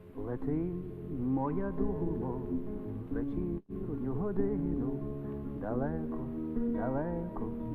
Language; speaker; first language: Ukrainian; native; Ukrainian